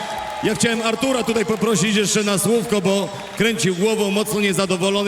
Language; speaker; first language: Polish; native; Polish